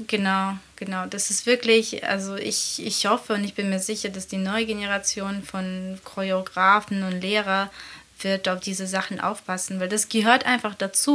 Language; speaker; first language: German; non-native, fluent; Latvian